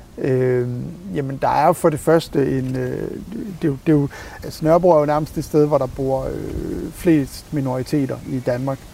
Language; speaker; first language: Danish; native; Danish